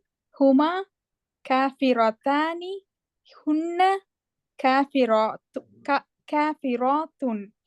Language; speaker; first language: Arabic; non-native, learner; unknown